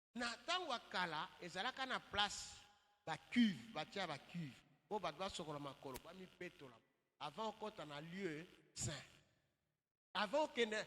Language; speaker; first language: Lingala; non-native, local second language; Luba-Lulua